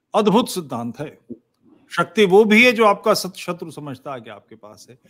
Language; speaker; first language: Hindi; native; Hindi